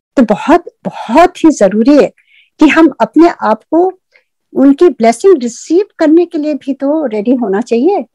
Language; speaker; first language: Hindi; native; Hindi